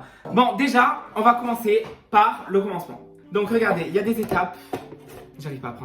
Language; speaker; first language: French; native; French